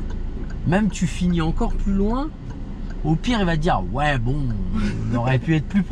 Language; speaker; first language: French; native; French